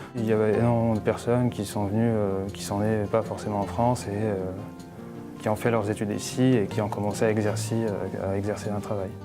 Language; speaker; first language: French; non-native, local second language; Arabic